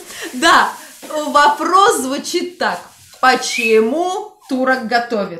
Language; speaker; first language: Russian; native; Russian